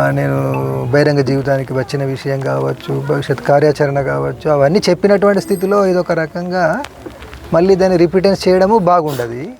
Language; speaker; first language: Telugu; native; Telugu